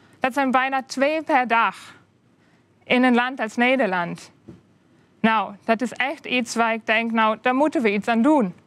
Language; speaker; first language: Dutch; non-native, fluent; German